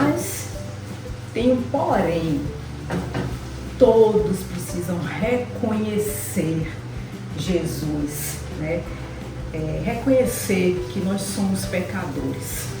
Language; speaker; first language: Portuguese; native; Portuguese